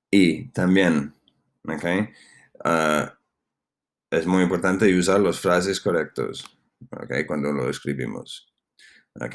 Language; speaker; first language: Spanish; non-native, fluent; English